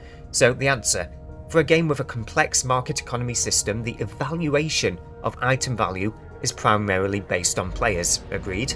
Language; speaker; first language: English; native; English